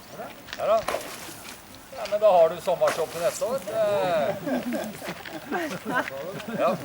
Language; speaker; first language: Norwegian; native; Norwegian